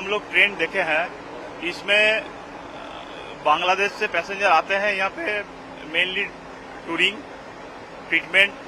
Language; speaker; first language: Hindi; non-native, local second language; Bangla